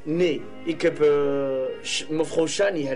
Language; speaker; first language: Dutch; non-native, learner; Somali